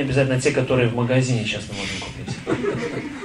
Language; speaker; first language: Russian; native; Russian